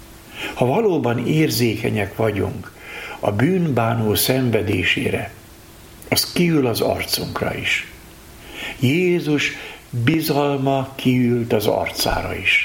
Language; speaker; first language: Hungarian; native; Hungarian